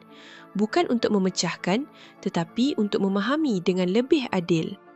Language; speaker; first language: Malay; native; Malay